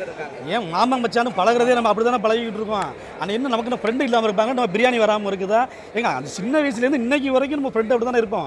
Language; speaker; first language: Tamil; native; Tamil